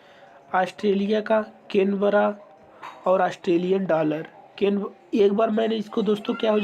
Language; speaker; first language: Hindi; native; Hindi